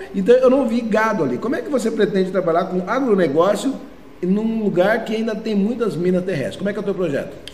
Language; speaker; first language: Portuguese; native; Portuguese